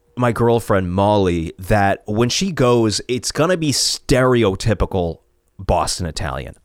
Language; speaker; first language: English; early bilingual, other home language; Italian